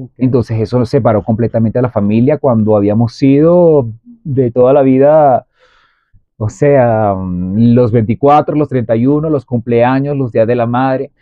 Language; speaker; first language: Spanish; native; Spanish